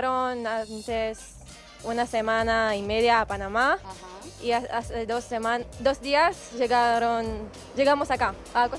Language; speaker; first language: Spanish; non-native, learner; Hebrew